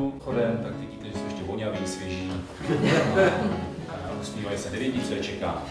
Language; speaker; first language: Czech; native; Czech